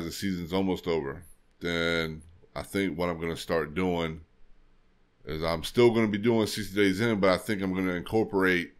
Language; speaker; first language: English; native; English